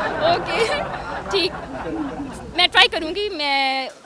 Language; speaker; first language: Hindi; early bilingual, heritage; Urdu